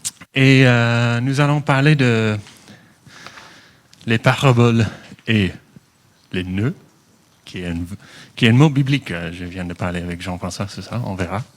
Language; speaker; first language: French; non-native, fluent; English